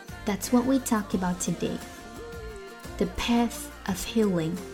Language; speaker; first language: English; non-native, fluent; Chinese